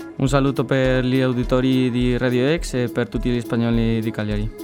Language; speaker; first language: Italian; non-native, learner; Spanish